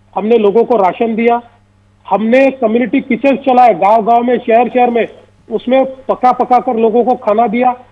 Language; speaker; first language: Hindi; non-native, local second language; Marathi